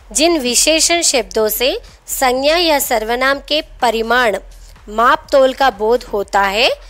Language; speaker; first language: Hindi; non-native, local second language; Telugu